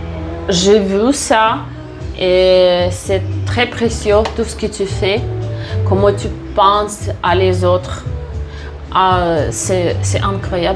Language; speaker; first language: French; non-native, fluent; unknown